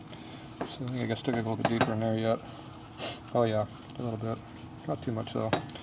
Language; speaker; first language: English; native; English